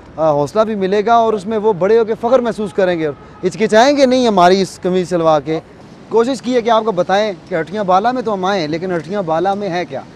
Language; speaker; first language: Urdu; non-native, local second language; Pahari-Potwari